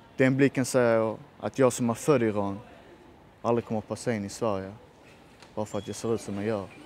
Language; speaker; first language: Swedish; early bilingual, other home language; Persian